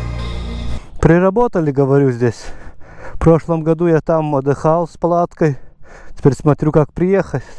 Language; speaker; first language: Russian; non-native, local second language; Lithuanian